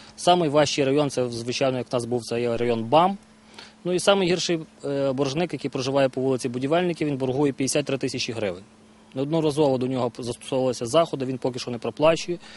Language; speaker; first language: Ukrainian; native; Ukrainian